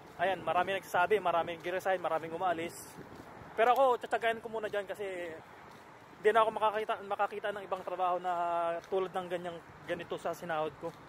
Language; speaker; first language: Filipino; native; Filipino